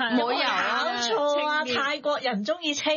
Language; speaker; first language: Cantonese; native; Cantonese